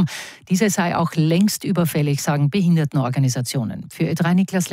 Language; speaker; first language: German; native; German